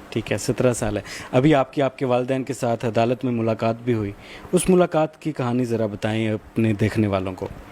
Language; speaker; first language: Urdu; native; Urdu